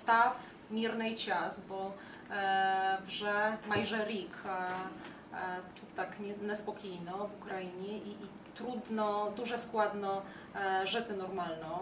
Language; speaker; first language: Ukrainian; non-native, fluent; Polish